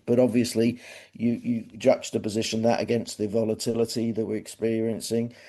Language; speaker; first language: English; native; English